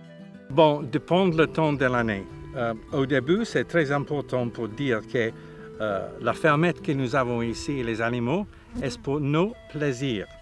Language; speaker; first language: French; non-native, learner; English